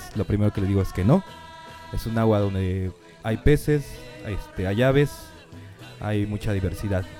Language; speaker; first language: Spanish; native; Spanish